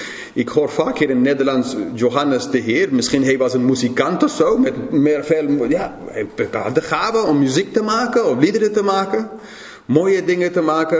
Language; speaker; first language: Dutch; non-native, fluent; English